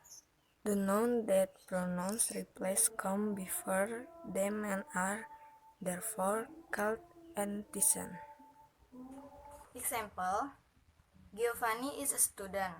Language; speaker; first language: English; non-native, learner; Indonesian